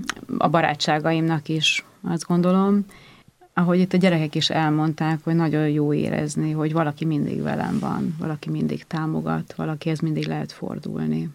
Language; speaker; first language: Hungarian; native; Hungarian